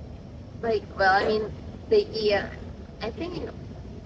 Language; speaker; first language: English; non-native, learner; Indonesian